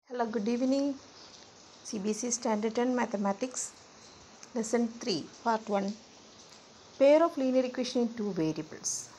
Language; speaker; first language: English; non-native, local second language; Malayalam